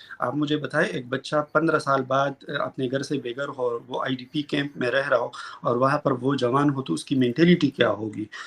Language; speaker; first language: Urdu; non-native, local second language; Pashto